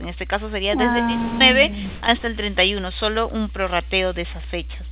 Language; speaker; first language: Spanish; native; Spanish